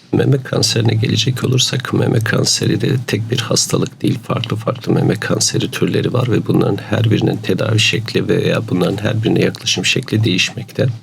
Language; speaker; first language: Turkish; native; Turkish